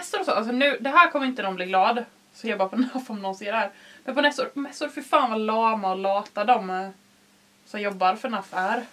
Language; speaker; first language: Swedish; native; Swedish